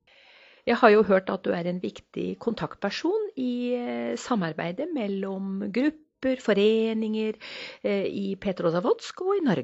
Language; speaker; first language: Norwegian; native; Norwegian